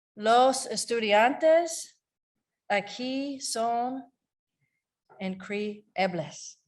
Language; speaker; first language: Spanish; non-native, learner; English